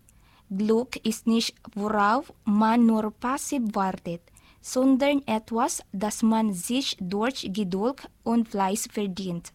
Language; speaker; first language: German; non-native, learner; Filipino